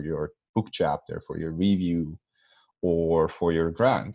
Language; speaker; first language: English; non-native, fluent; Dutch